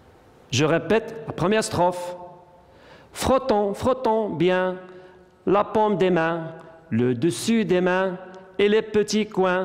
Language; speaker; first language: French; non-native, local second language; Arabic